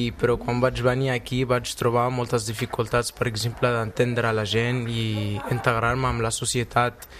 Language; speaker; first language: Catalan; non-native, fluent; Arabic